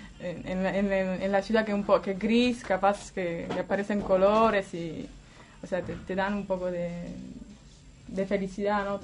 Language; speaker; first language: Spanish; non-native, fluent; Italian